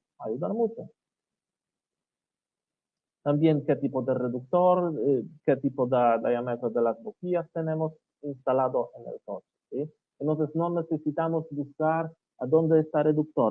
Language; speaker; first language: Spanish; non-native, learner; Polish